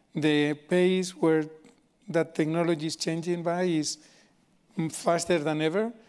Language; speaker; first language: English; non-native, fluent; Spanish